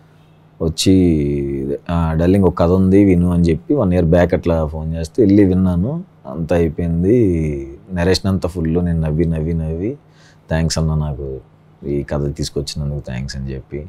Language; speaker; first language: Telugu; native; Telugu